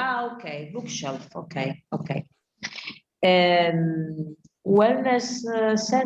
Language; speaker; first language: English; non-native, learner; Italian